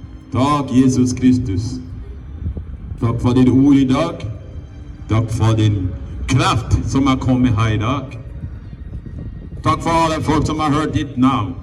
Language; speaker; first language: Norwegian; non-native, fluent; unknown